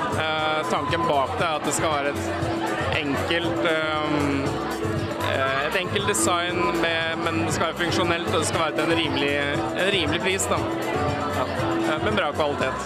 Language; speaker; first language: Norwegian; native; Norwegian